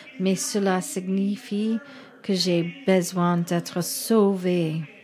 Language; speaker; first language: French; non-native, learner; English